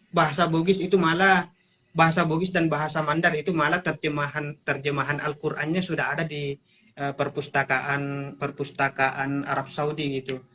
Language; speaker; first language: Indonesian; non-native, local second language; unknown